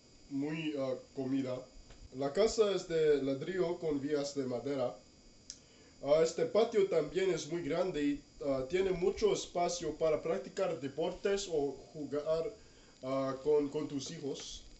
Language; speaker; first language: Spanish; non-native, learner; English